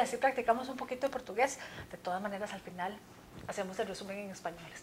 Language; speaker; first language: Spanish; native; Spanish